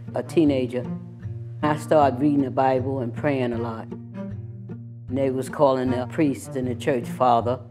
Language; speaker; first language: English; native; English